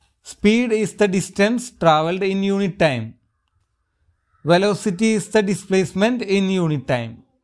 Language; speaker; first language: English; non-native, local second language; Malayalam